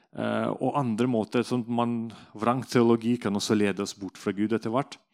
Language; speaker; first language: Norwegian; non-native, fluent; Russian